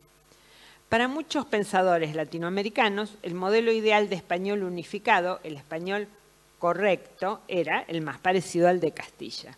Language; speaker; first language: Spanish; native; Spanish